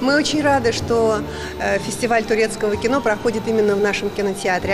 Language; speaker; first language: Russian; native; Russian